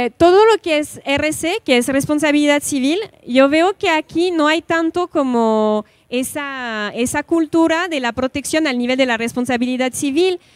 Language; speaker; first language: Spanish; non-native, fluent; French